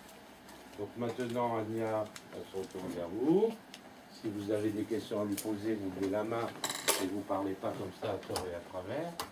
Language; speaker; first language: French; native; French